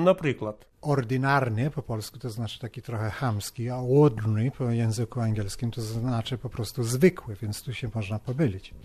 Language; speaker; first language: Polish; non-native, learner; Ukrainian